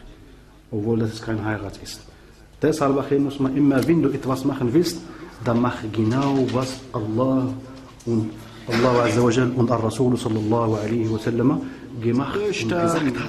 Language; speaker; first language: German; non-native, fluent; Arabic